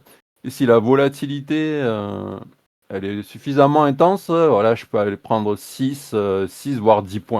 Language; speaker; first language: French; native; French